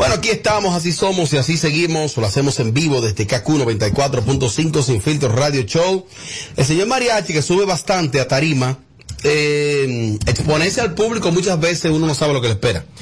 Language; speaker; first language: Spanish; native; Spanish